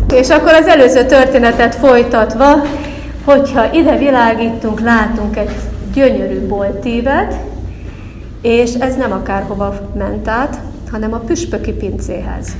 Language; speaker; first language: Hungarian; native; Hungarian